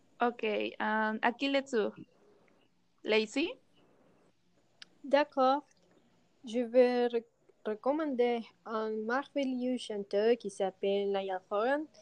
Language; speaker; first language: French; non-native, learner; Spanish